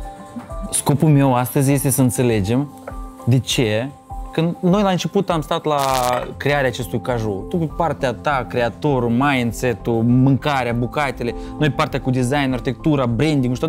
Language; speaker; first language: Romanian; native; Romanian